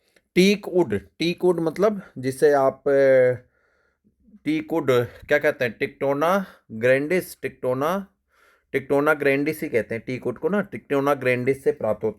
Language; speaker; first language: Hindi; native; Hindi